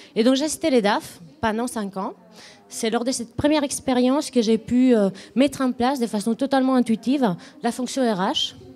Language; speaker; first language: French; non-native, fluent; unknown